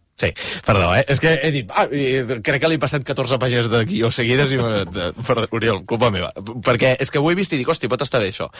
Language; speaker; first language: Catalan; native; Catalan